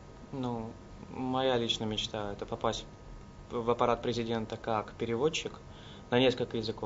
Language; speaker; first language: Russian; native; Russian